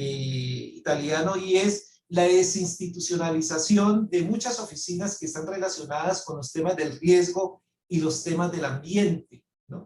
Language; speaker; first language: Spanish; native; Spanish